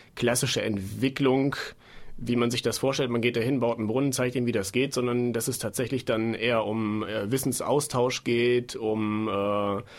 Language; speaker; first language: German; native; German